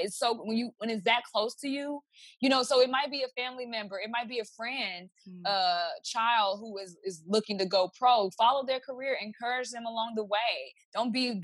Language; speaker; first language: English; native; English